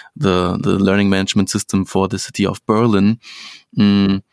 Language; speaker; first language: English; non-native, fluent; German